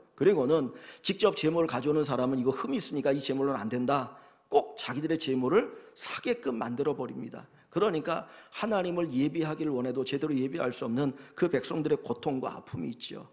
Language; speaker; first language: Korean; native; Korean